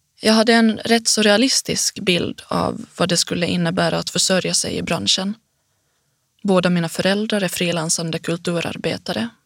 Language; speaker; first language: Swedish; native; Swedish